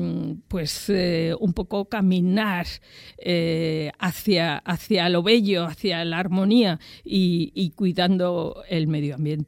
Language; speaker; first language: Spanish; native; Spanish